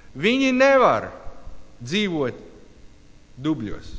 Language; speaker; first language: Latvian; non-native, learner; English